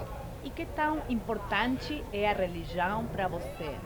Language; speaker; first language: Portuguese; non-native, fluent; Spanish